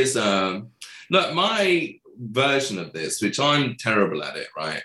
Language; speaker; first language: English; native; English